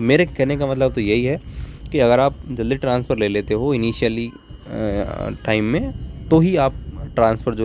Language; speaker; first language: Hindi; native; Hindi